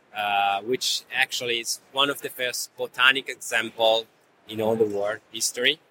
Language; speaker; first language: English; non-native, fluent; Italian